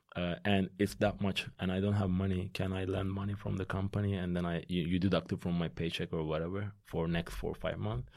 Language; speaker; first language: English; non-native, fluent; Turkish